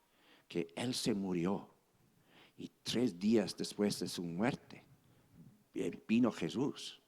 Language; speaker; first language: Spanish; non-native, fluent; English